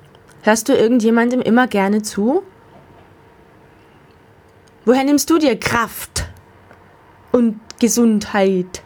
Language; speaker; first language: German; native; German